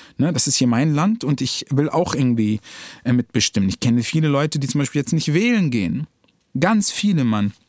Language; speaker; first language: German; early bilingual, other home language; Arabic